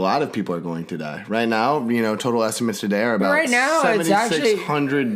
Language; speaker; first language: English; native; English